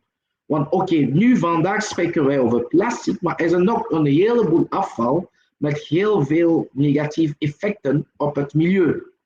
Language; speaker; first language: Dutch; non-native, local second language; French